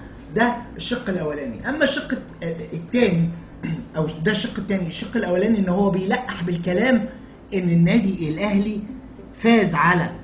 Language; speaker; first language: Arabic; native; Arabic